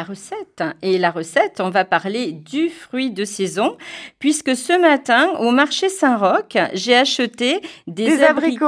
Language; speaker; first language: French; native; French